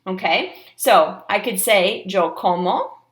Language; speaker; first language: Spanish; non-native, fluent; English